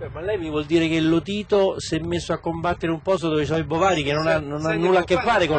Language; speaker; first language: Italian; native; Italian